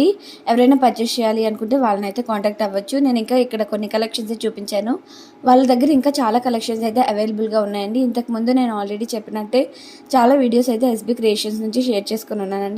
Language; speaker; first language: Telugu; native; Telugu